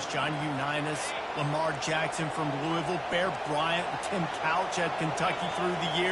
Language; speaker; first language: English; native; English